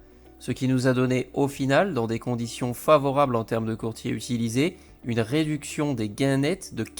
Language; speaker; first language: French; native; French